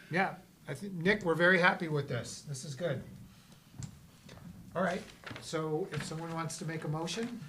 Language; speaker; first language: English; native; English